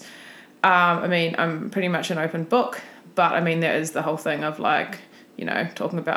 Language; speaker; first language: English; native; English